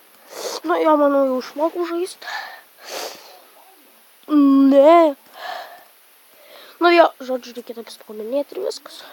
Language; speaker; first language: Lithuanian; native; Lithuanian